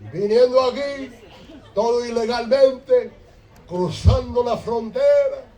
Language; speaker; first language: Spanish; early bilingual, heritage; Spanish